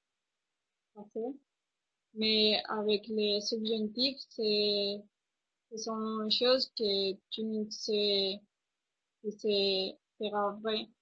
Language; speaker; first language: French; non-native, learner; Spanish